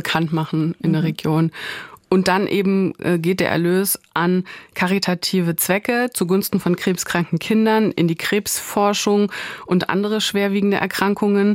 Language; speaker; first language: German; native; German